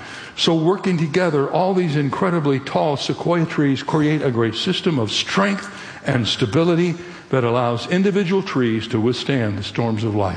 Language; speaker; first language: English; native; English